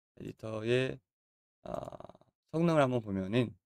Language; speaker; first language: Korean; native; Korean